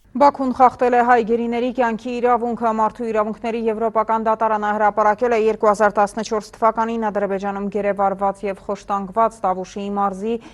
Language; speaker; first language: Armenian; native; Armenian